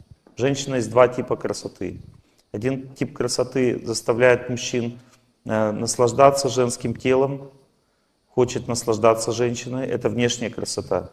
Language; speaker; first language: Russian; native; Russian